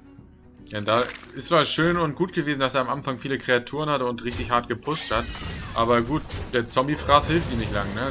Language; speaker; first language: German; native; German